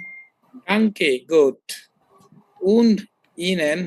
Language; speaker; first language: German; non-native, learner; Bangla